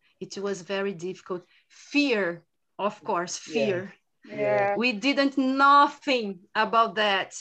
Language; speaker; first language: English; non-native, learner; Portuguese